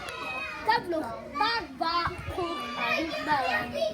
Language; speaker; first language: Welsh; non-native, local second language; English